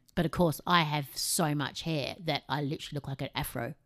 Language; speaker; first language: English; native; English